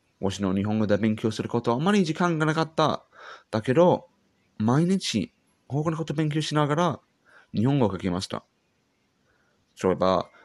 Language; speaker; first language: Japanese; non-native, learner; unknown